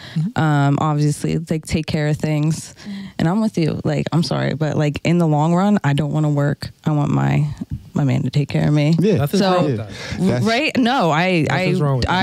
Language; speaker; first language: English; native; English